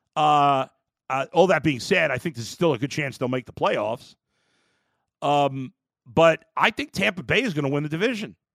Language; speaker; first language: English; native; English